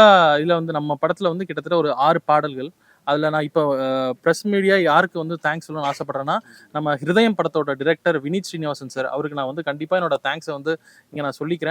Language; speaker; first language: Tamil; native; Tamil